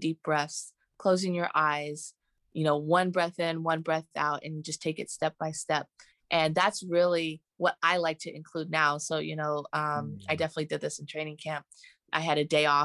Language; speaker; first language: English; native; English